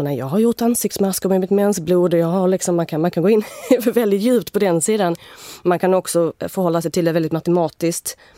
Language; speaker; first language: Swedish; native; Swedish